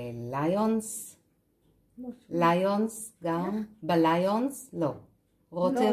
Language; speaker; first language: Hebrew; native; Hebrew